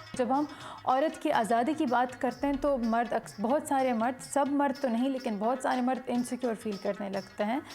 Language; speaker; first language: Urdu; non-native, local second language; Pashto